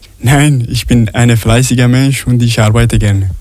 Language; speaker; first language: German; non-native, learner; Arabic